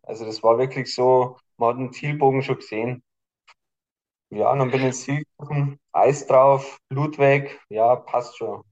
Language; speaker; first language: German; native; German